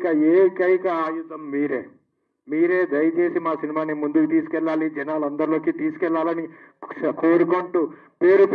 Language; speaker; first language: Telugu; native; Telugu